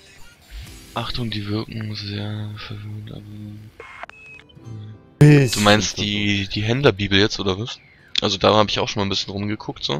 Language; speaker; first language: German; native; German